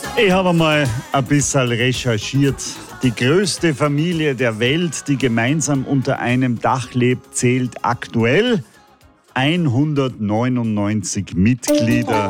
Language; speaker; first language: German; native; German